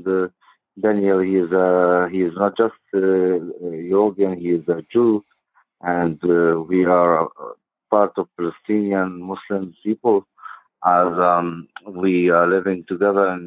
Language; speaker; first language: English; non-native, learner; Arabic